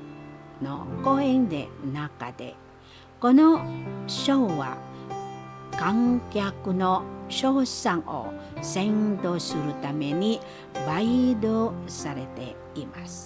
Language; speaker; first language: Japanese; non-native, fluent; Indonesian